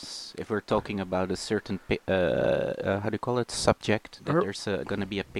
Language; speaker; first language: English; non-native, fluent; Dutch